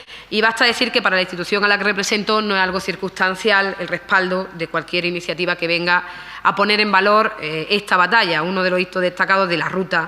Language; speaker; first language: Spanish; native; Spanish